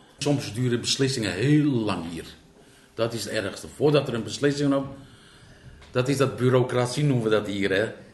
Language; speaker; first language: Dutch; non-native, fluent; Turkish